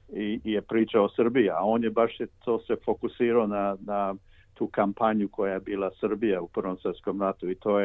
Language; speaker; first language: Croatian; early bilingual, heritage; Croatian